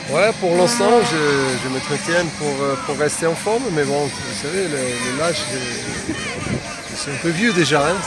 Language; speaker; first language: French; non-native, fluent; Portuguese